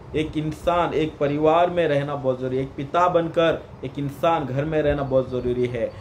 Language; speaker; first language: Hindi; non-native, local second language; Kannada